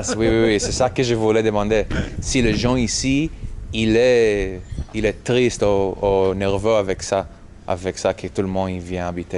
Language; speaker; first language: French; non-native, learner; English